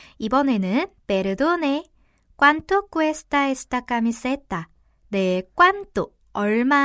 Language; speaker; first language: Spanish; non-native, fluent; Korean